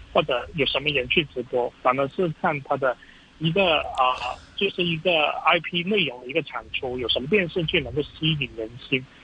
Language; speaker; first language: Chinese; native; Chinese